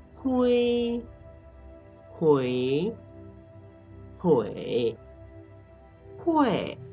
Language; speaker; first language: Chinese; non-native, fluent; Thai